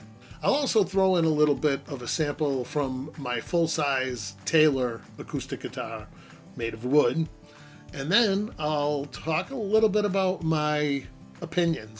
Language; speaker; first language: English; native; English